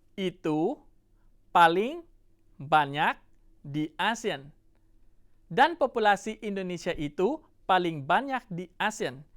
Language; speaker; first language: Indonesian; non-native, fluent; Thai